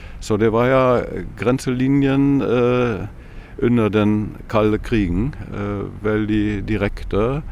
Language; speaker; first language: Norwegian; non-native, fluent; German